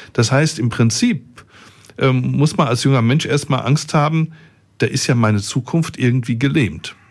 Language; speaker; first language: German; native; German